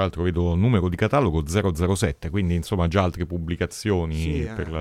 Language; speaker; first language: Italian; native; Italian